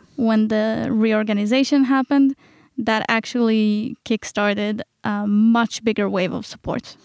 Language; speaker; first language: English; non-native, fluent; Hebrew